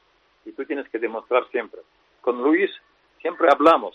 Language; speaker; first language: Spanish; non-native, fluent; Russian